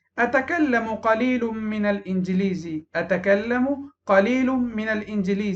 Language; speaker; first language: Arabic; non-native, fluent; Pashto